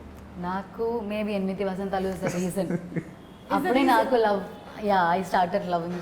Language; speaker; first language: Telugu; non-native, learner; Malayalam